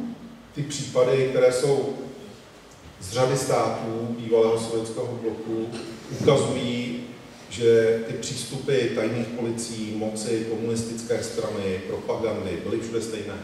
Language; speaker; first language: Czech; native; Czech